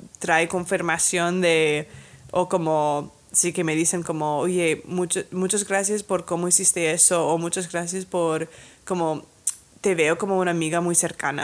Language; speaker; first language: Spanish; non-native, fluent; English